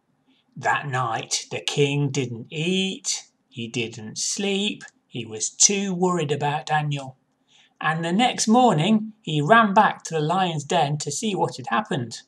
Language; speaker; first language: English; native; English